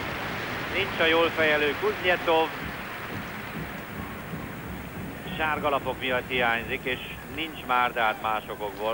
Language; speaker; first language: Hungarian; native; Hungarian